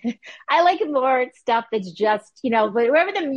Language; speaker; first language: English; native; English